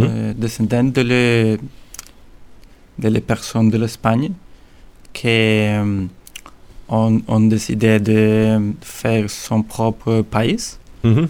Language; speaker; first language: French; non-native, learner; Spanish